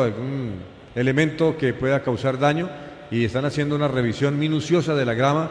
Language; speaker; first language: Spanish; native; Spanish